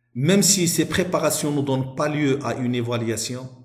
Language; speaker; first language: French; non-native, local second language; Arabic